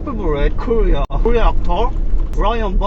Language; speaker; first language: English; non-native, learner; Korean